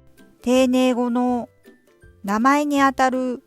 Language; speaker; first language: Japanese; non-native, fluent; Korean